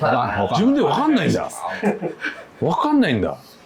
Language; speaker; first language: Japanese; native; Japanese